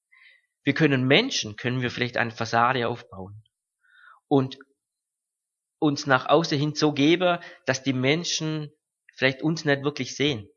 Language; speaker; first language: German; native; German